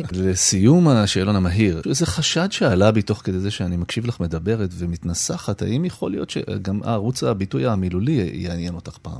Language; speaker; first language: Hebrew; native; Hebrew